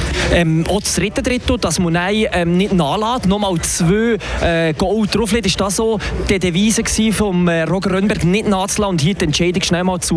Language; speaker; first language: German; native; German